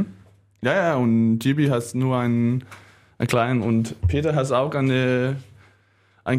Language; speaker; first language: German; non-native, learner; Danish